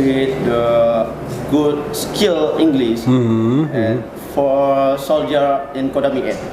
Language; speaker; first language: English; non-native, learner; Indonesian